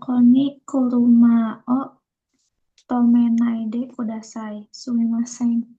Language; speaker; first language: Japanese; non-native, learner; Indonesian